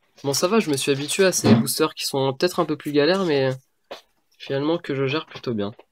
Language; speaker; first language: French; native; French